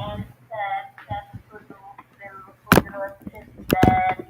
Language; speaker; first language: Arabic; non-native, learner; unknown